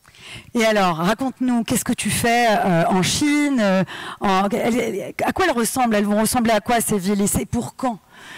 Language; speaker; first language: French; native; French